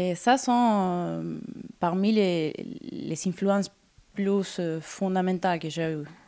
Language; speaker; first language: French; non-native, fluent; Spanish